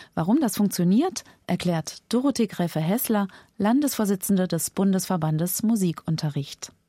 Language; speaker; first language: German; native; German